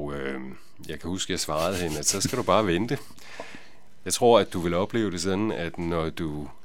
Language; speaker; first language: Danish; native; Danish